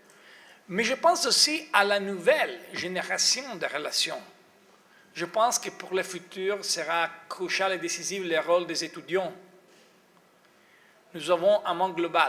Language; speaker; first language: French; non-native, fluent; Italian